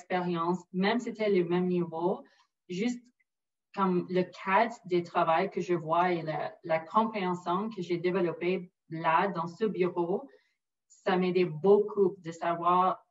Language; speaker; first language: French; non-native, local second language; English